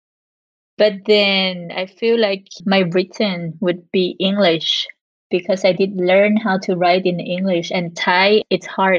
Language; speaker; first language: English; non-native, fluent; French